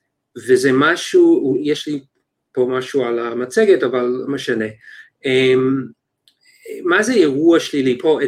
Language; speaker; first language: Hebrew; non-native, fluent; English